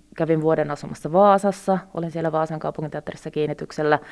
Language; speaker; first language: Finnish; early bilingual, other home language; Russian